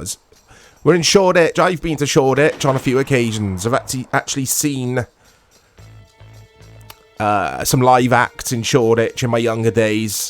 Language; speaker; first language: English; native; English